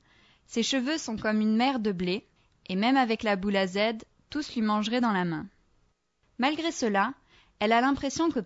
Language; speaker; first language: French; native; French